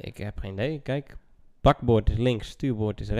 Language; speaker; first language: Dutch; native; Dutch